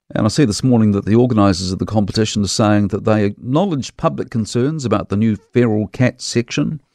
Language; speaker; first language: English; native; English